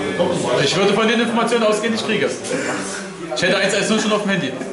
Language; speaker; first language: German; native; German